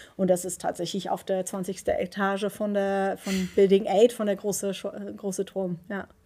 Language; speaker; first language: German; non-native, fluent; Dutch